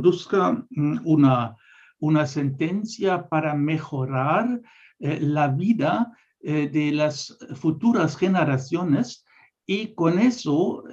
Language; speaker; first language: Spanish; non-native, fluent; German